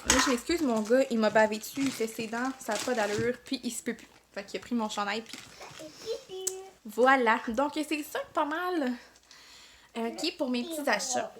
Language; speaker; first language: French; native; French